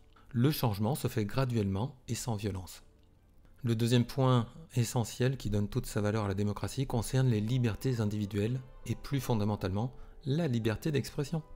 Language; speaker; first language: French; native; French